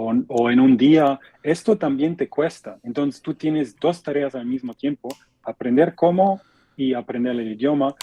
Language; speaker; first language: Spanish; non-native, fluent; German